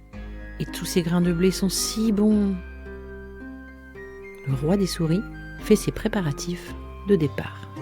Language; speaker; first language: French; native; French